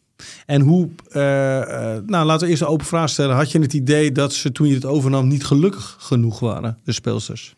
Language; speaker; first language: Dutch; native; Dutch